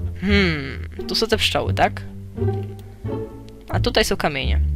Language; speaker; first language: Polish; native; Polish